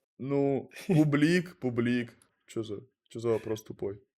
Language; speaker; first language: Russian; native; Russian